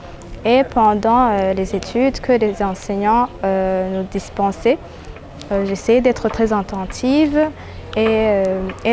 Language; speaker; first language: French; non-native, local second language; Rundi